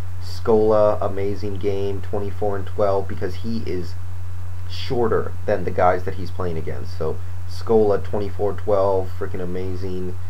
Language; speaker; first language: English; native; English